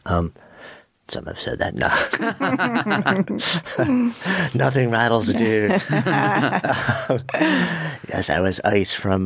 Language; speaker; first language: English; native; English